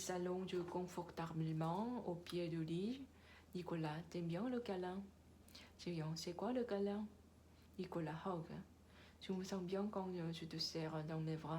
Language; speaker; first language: French; non-native, learner; Korean